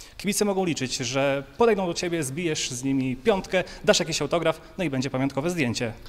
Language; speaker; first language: Polish; native; Polish